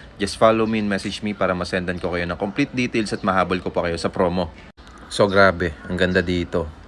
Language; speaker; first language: Filipino; native; Filipino